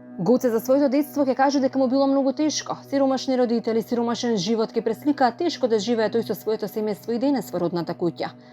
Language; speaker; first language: Macedonian; native; Macedonian